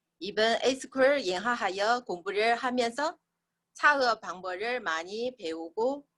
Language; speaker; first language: Korean; non-native, learner; Chinese